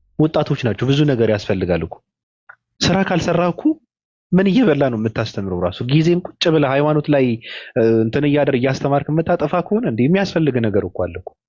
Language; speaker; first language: Amharic; native; Amharic